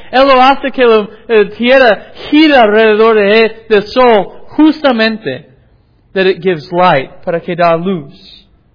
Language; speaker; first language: Spanish; non-native, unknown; English